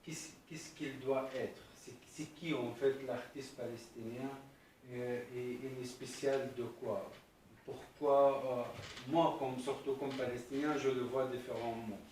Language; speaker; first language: French; non-native, fluent; Arabic